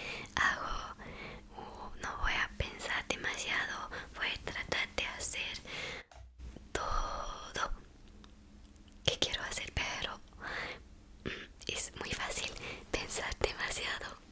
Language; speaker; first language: Spanish; non-native, fluent; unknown